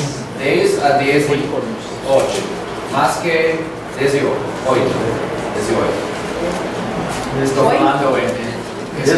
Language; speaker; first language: Portuguese; non-native, learner; Spanish